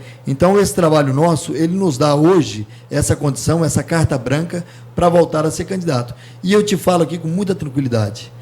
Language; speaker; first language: Portuguese; native; Portuguese